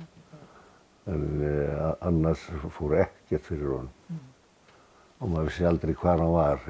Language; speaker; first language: Icelandic; native; Icelandic